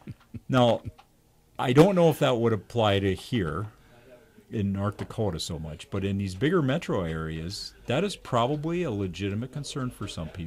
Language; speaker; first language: English; native; English